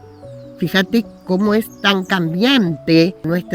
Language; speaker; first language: Spanish; native; Spanish